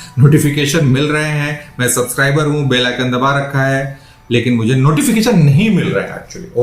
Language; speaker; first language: Hindi; native; Hindi